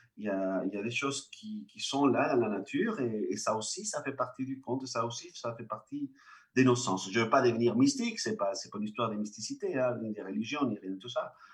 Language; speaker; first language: French; non-native, fluent; Spanish